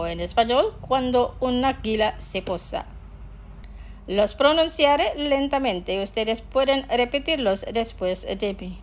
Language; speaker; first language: Spanish; non-native, fluent; Indonesian